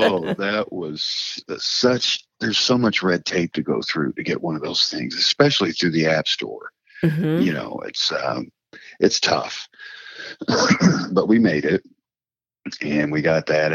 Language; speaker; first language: English; native; English